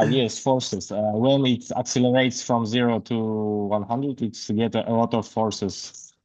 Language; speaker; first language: English; non-native, learner; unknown